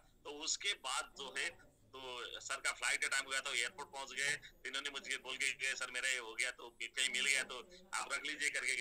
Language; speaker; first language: Hindi; native; Hindi